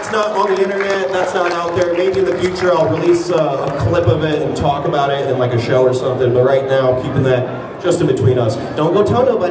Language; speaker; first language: English; native; English